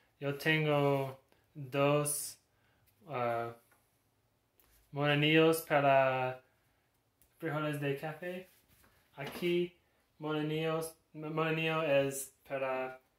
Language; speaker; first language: Spanish; non-native, learner; English